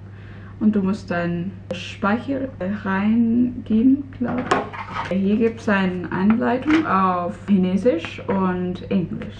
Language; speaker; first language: German; non-native, fluent; Cantonese